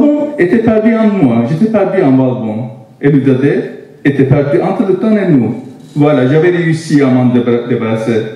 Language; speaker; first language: French; non-native, fluent; Turkish